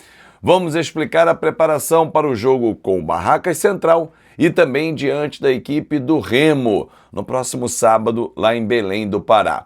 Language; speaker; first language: Portuguese; native; Portuguese